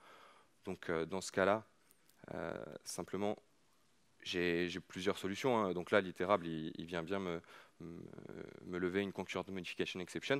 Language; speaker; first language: French; native; French